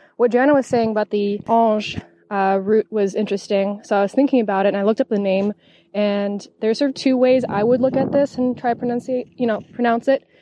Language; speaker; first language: English; non-native, fluent; French